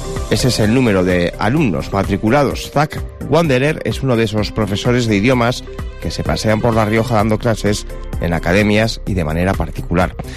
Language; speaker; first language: Spanish; native; Spanish